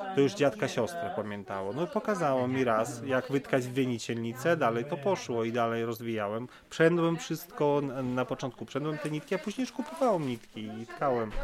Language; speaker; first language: Polish; early bilingual, other home language; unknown